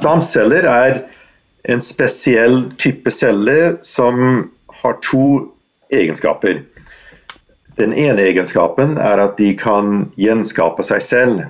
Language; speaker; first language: Norwegian; non-native, fluent; English